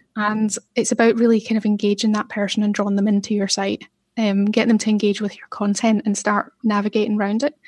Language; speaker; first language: English; native; English